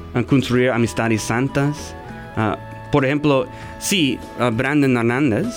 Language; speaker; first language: Spanish; non-native, learner; English